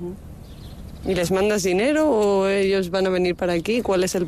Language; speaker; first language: Spanish; native; Spanish